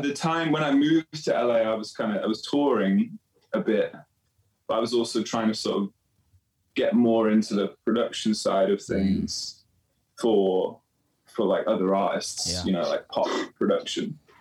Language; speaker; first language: English; native; English